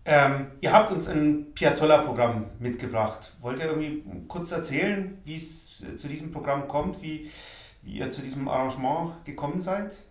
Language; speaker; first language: German; native; German